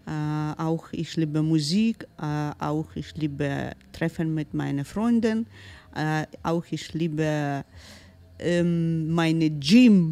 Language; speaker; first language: German; non-native, learner; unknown